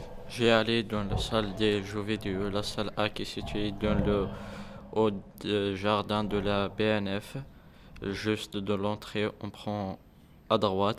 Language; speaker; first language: French; non-native, learner; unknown